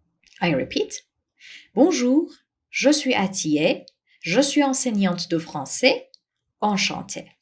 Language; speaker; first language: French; non-native, fluent; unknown